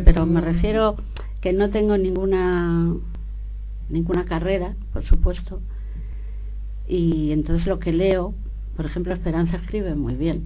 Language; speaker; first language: Spanish; native; Spanish